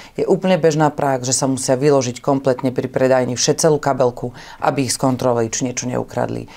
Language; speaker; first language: Slovak; native; Slovak